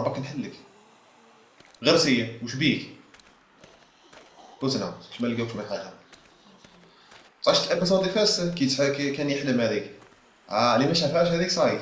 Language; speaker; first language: Arabic; native; Arabic